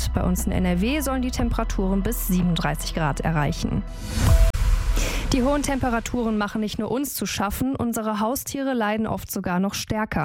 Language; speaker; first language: German; native; German